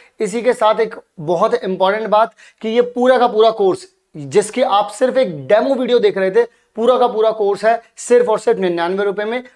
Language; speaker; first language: Hindi; native; Hindi